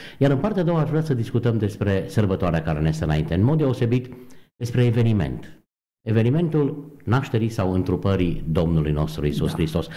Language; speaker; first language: Romanian; native; Romanian